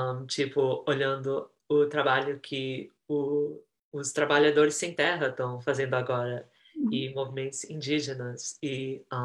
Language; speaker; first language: Portuguese; early bilingual, heritage; Portuguese